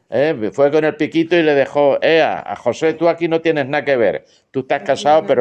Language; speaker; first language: Spanish; native; Spanish